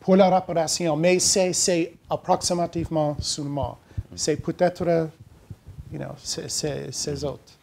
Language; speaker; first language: French; non-native, learner; English